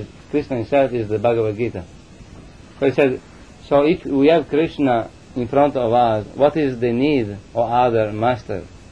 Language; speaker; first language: English; non-native, fluent; Italian